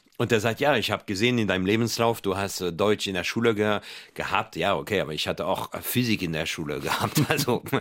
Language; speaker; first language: German; non-native, fluent; French